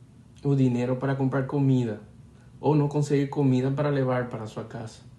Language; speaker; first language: Portuguese; non-native, learner; Spanish